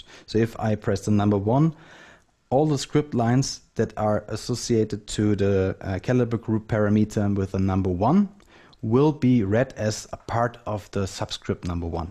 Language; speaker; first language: English; non-native, fluent; German